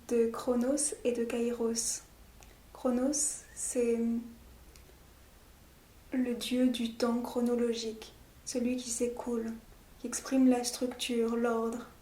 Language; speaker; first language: French; native; French